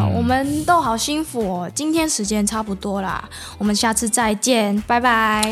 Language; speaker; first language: Chinese; non-native, fluent; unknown